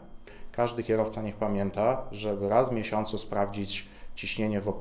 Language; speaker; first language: Polish; native; Polish